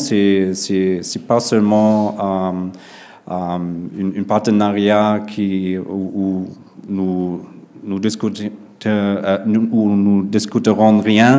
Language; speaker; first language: French; non-native, fluent; German